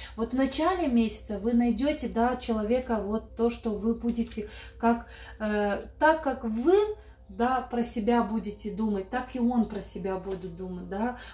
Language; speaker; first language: Russian; non-native, local second language; Romanian